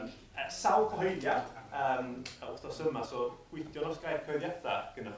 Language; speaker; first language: Welsh; native; Welsh